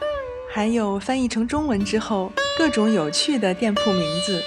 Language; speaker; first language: Chinese; native; Chinese